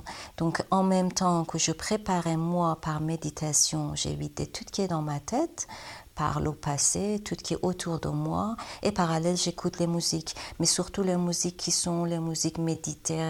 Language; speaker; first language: French; non-native, learner; Persian